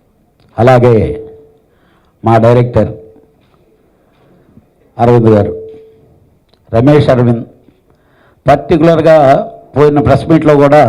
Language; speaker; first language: Telugu; native; Telugu